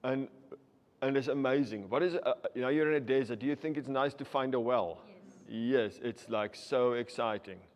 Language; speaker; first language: English; non-native, local second language; Afrikaans